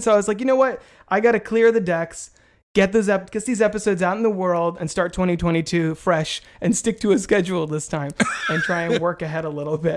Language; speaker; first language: English; native; English